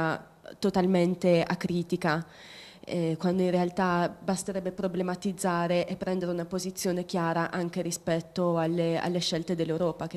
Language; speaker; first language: Italian; native; Italian